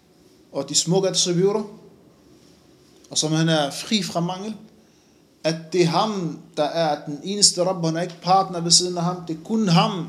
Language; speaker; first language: Danish; non-native, fluent; Arabic